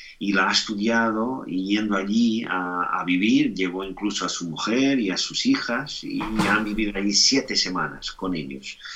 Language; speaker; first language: Spanish; non-native, fluent; Portuguese